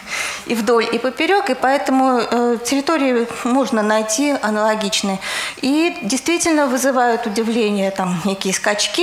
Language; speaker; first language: Russian; native; Russian